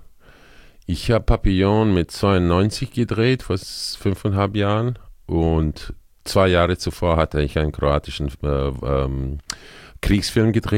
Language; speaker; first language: German; non-native, fluent; Croatian